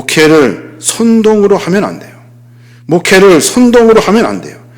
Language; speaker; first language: Korean; native; Korean